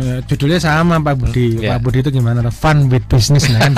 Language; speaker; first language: Indonesian; native; Indonesian